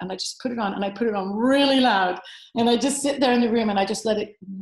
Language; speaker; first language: English; native; English